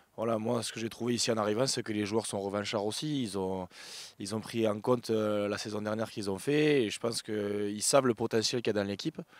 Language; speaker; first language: French; native; French